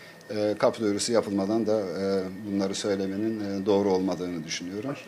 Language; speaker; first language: Turkish; native; Turkish